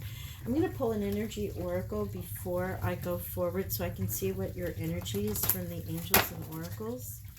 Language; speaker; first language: English; native; English